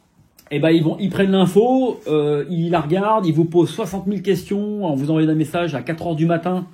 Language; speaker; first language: French; native; French